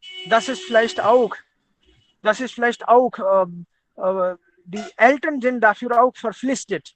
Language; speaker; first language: German; non-native, fluent; Hindi